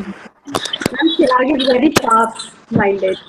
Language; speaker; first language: English; non-native, learner; Hindi